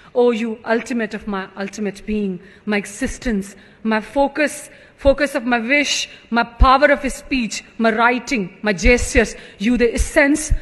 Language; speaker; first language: English; non-native, local second language; Punjabi